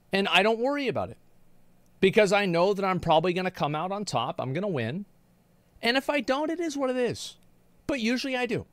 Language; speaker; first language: English; native; English